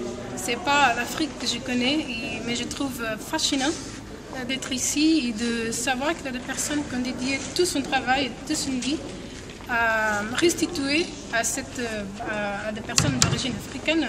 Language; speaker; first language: French; non-native, fluent; Portuguese